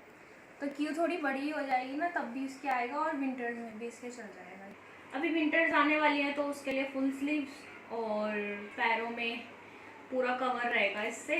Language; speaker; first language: Hindi; native; Hindi